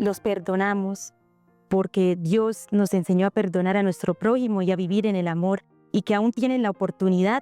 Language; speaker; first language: Spanish; native; Spanish